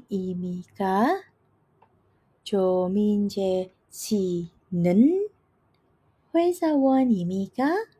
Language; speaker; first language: Korean; non-native, fluent; Indonesian